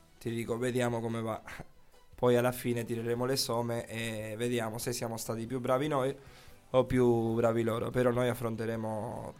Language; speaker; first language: Italian; non-native, fluent; Spanish